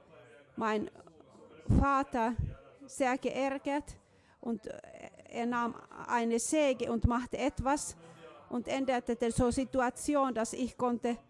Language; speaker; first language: German; non-native, fluent; Finnish